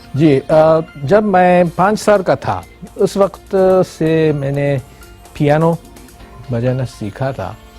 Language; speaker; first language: Urdu; non-native, fluent; Japanese